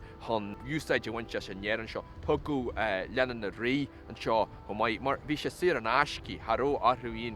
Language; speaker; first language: Irish; non-native, local second language; English